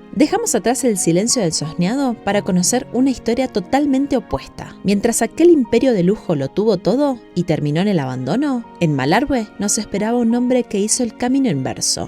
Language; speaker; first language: Spanish; native; Spanish